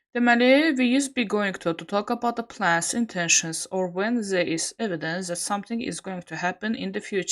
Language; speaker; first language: English; non-native, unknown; Azerbaijani